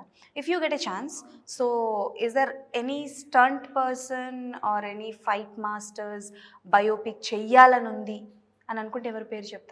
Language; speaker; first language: Telugu; native; Telugu